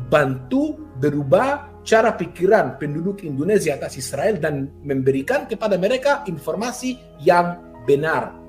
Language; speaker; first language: Indonesian; non-native, fluent; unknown